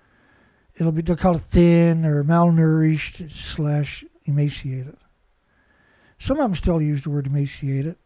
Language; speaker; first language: English; native; English